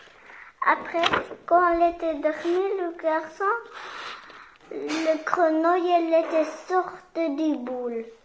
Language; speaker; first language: French; non-native, local second language; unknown